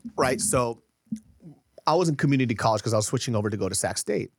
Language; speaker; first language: English; early bilingual, other home language; Korean